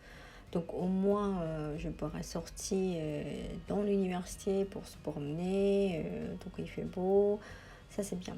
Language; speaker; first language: French; non-native, fluent; Japanese